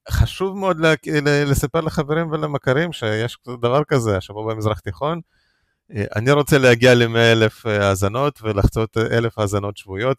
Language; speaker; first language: Hebrew; non-native, fluent; Russian